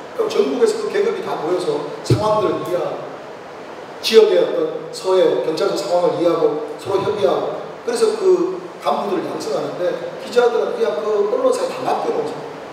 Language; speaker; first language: Korean; native; Korean